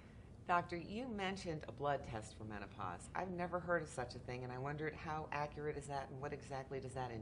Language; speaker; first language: English; native; English